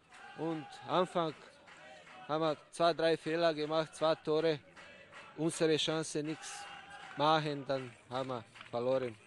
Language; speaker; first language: German; non-native, learner; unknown